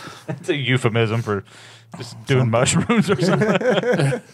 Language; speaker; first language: English; native; English